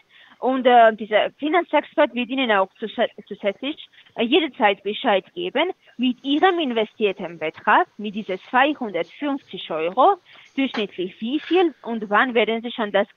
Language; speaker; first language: German; non-native, fluent; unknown